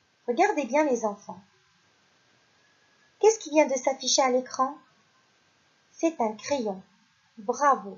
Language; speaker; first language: French; non-native, local second language; Arabic